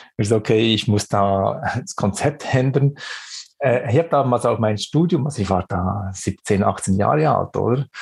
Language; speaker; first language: German; early bilingual, other home language; Greek